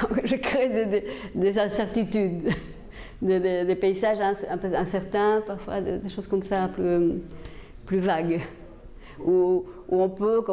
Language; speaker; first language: French; non-native, fluent; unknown